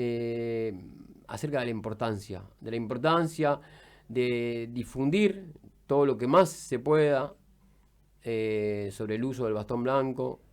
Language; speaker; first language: Spanish; native; Spanish